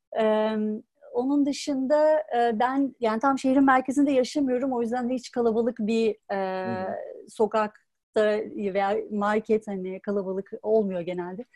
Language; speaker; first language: Turkish; native; Turkish